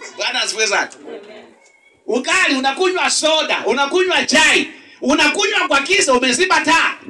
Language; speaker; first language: Swahili; non-native, local second language; Luyia